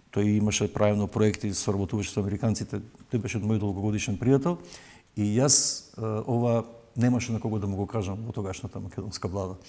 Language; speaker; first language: Macedonian; native; Macedonian